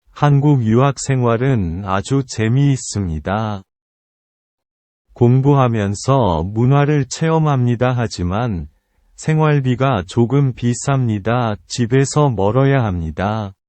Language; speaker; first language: Korean; non-native, learner; Vietnamese